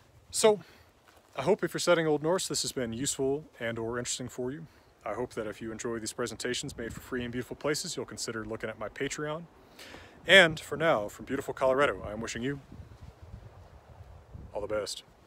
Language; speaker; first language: English; native; English